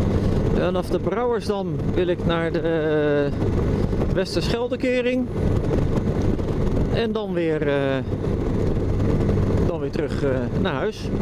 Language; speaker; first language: Dutch; native; Dutch